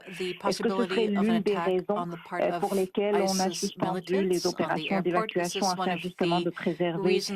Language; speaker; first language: French; native; French